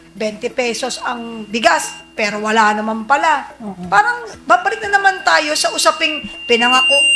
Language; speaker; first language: Filipino; native; Filipino